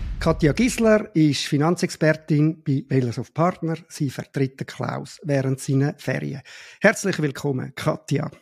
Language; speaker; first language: German; native; German